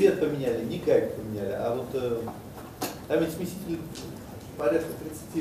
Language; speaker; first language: Russian; non-native, learner; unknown